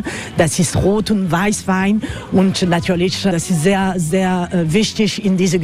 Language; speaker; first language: German; non-native, learner; French